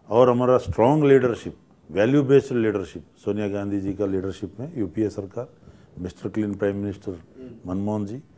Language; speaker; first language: Hindi; non-native, local second language; Telugu